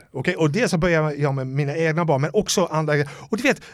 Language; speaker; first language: Swedish; non-native, fluent; English